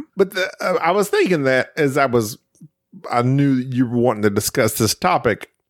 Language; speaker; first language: English; native; English